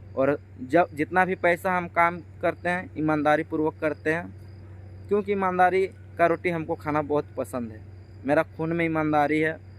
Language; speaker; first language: Hindi; native; Hindi